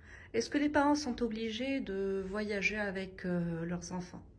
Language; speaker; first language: French; non-native, local second language; Arabic